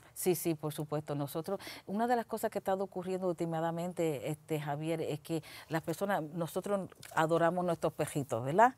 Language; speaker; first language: Spanish; early bilingual, heritage; Spanish